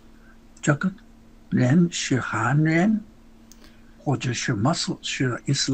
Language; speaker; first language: Chinese; non-native, learner; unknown